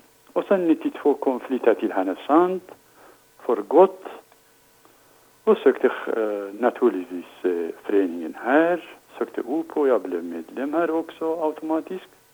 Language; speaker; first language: Swedish; non-native, fluent; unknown